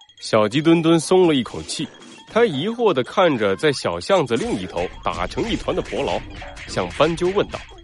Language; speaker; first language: Chinese; native; Chinese